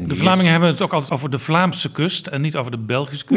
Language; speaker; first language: Dutch; native; Dutch